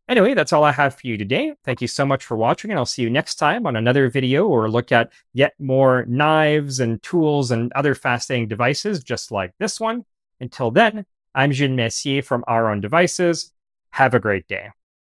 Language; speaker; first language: English; native; English